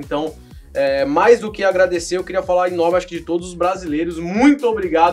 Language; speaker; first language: Portuguese; native; Portuguese